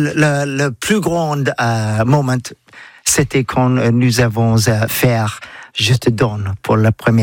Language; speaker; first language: French; non-native, learner; English